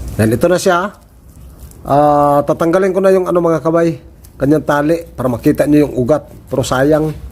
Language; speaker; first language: Filipino; native; Filipino